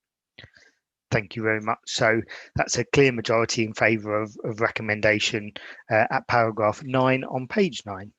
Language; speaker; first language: English; native; English